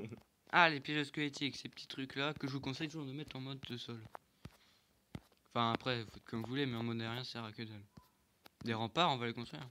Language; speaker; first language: French; native; French